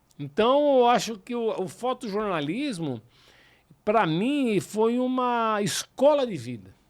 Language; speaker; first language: Portuguese; native; Portuguese